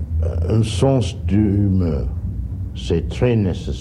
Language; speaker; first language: French; non-native, learner; English